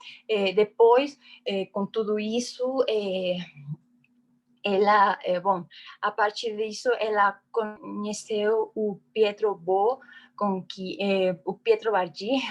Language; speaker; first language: Portuguese; non-native, fluent; Spanish